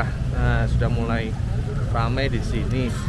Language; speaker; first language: Indonesian; native; Indonesian